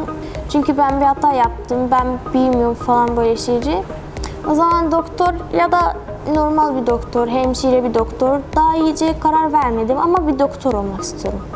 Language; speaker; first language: Turkish; early bilingual, other home language; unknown